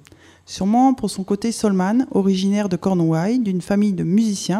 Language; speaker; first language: French; native; French